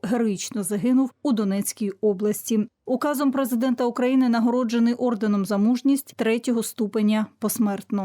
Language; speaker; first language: Ukrainian; native; Ukrainian